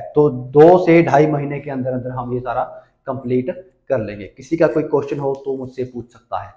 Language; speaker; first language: Hindi; native; Hindi